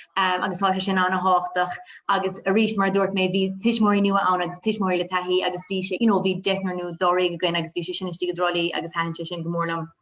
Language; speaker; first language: Irish; native; Irish